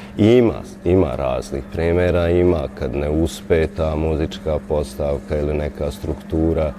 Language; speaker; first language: Serbian; native; Serbian